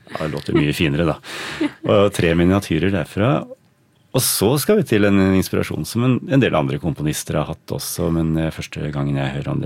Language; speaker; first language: Norwegian; native; Norwegian